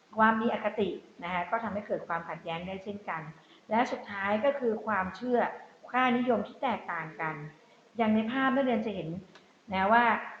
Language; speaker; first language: Thai; native; Thai